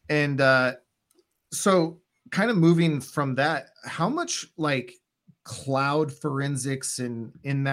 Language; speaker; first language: English; native; English